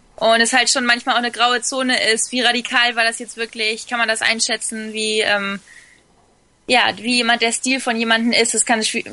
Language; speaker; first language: German; early bilingual, other home language; Spanish